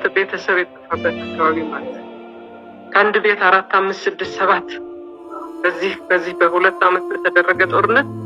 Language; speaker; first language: Amharic; non-native, local second language; Tigrinya